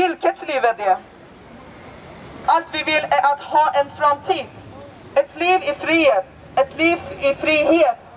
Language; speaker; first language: Swedish; non-native, fluent; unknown